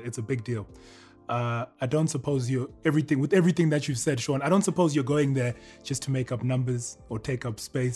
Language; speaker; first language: English; native; English